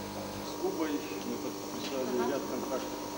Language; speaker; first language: Russian; native; Russian